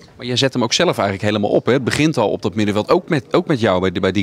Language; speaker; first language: Dutch; native; Dutch